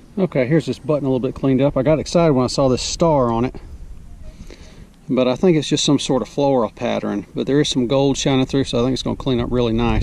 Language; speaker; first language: English; native; English